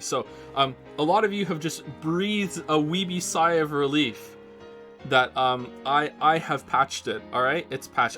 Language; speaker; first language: English; native; English